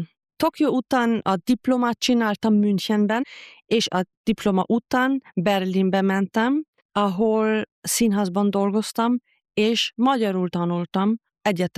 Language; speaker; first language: Hungarian; non-native, fluent; German